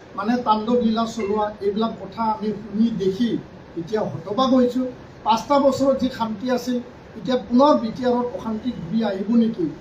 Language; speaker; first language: Assamese; non-native, local second language; Bodo